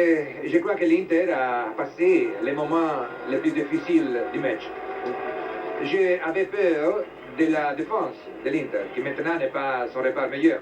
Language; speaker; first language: French; non-native, fluent; Italian